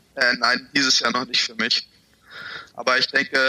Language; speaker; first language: German; native; German